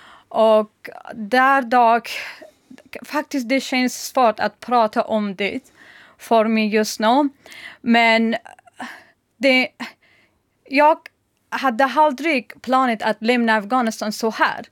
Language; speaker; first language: Swedish; non-native, learner; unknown